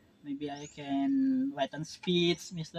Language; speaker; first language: English; non-native, learner; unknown